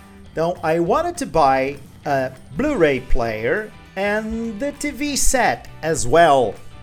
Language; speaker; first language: English; non-native, fluent; Portuguese